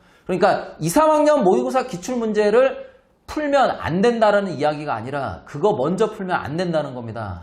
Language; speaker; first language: Korean; native; Korean